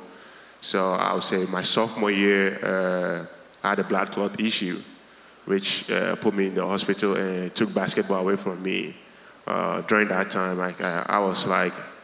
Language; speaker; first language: English; non-native, local second language; Ga